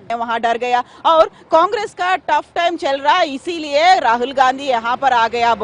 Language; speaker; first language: Hindi; non-native, local second language; Telugu